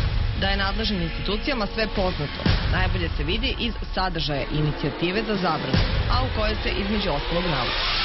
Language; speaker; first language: Serbian; native; Serbian